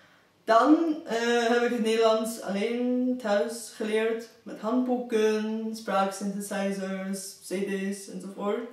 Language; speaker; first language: Dutch; non-native, fluent; Bulgarian